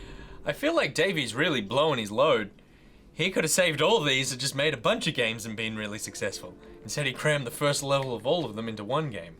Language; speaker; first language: English; native; English